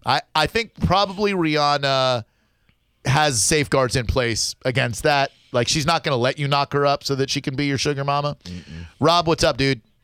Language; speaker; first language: English; native; English